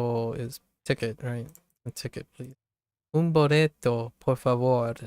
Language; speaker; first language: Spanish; non-native, learner; English